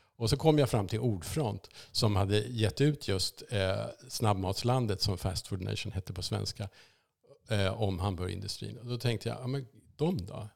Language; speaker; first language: Swedish; native; Swedish